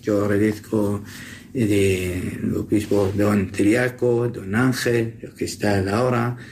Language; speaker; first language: Spanish; non-native, learner; Assyrian Neo-Aramaic